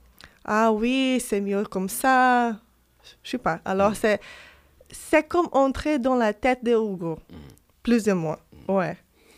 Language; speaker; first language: French; non-native, fluent; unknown